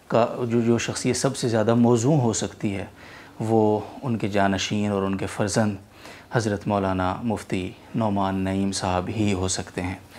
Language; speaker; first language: Urdu; native; Urdu